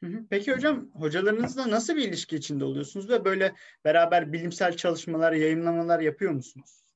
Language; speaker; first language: Turkish; native; Turkish